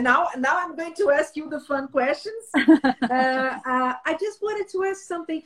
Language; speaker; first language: English; non-native, learner; Portuguese